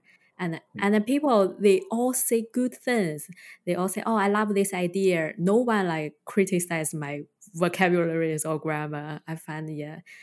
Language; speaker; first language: English; non-native, fluent; Chinese